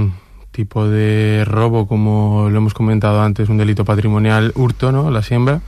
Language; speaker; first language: Spanish; native; Spanish